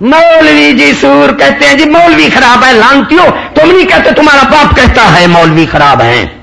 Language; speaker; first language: Urdu; non-native, local second language; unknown